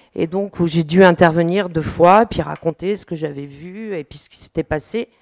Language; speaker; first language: French; native; French